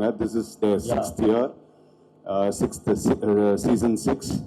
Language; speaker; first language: Tamil; native; Tamil